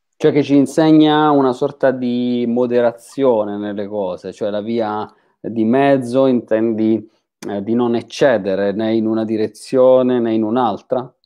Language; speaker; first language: Italian; native; Italian